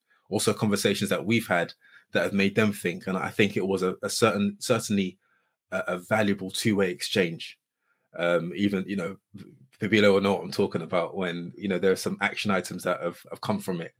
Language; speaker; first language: English; native; English